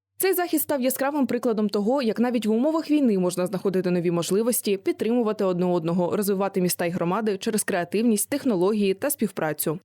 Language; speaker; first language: Ukrainian; native; Ukrainian